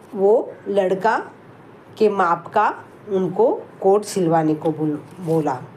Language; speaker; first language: Hindi; non-native, local second language; Marathi